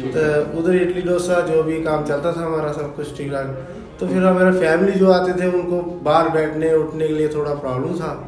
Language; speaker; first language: Hindi; non-native, local second language; Tamil